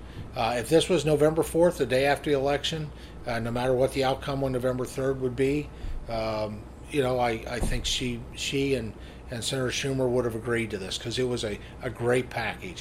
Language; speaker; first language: English; native; English